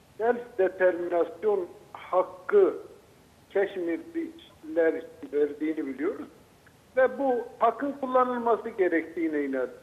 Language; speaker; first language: Turkish; native; Turkish